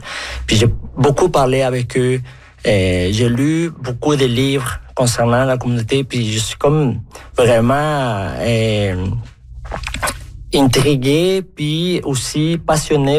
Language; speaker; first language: French; non-native, fluent; Spanish